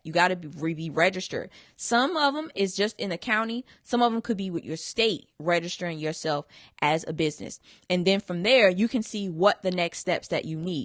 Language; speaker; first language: English; native; English